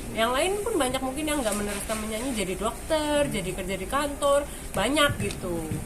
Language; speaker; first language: Indonesian; non-native, local second language; Javanese